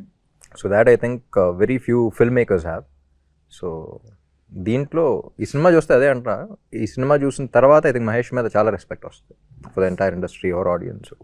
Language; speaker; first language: Telugu; native; Telugu